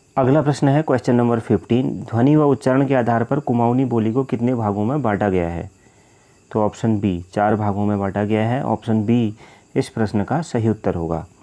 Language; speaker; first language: Hindi; native; Hindi